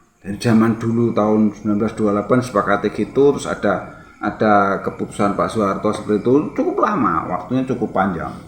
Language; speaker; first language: Indonesian; native; Indonesian